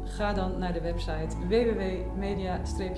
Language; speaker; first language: Dutch; native; Dutch